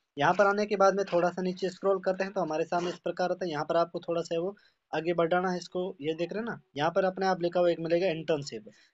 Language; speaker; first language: Hindi; native; Hindi